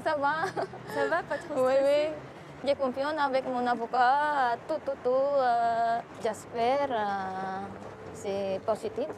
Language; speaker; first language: French; non-native, learner; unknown